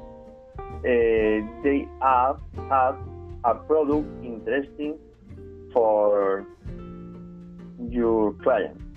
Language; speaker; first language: English; non-native, learner; Spanish